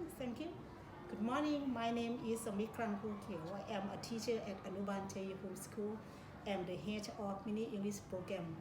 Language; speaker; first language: English; non-native, learner; Thai